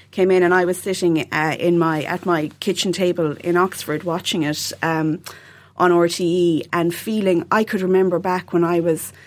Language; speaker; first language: English; native; English